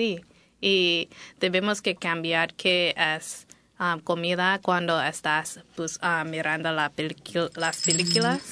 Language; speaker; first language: Spanish; non-native, fluent; English